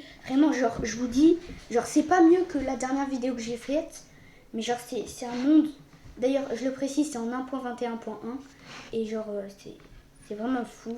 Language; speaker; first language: French; native; French